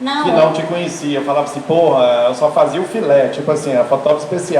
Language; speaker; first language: Portuguese; native; Portuguese